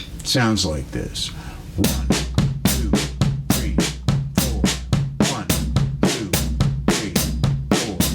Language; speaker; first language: English; native; English